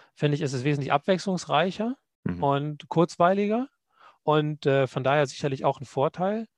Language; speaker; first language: German; native; German